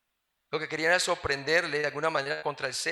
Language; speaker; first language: Spanish; native; Spanish